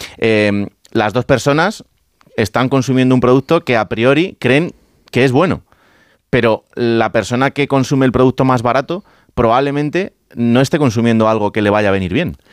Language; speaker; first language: Spanish; native; Spanish